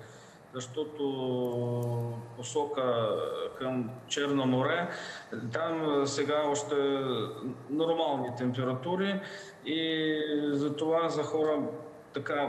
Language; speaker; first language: Bulgarian; non-native, fluent; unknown